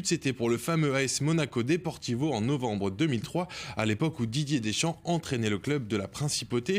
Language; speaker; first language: French; native; French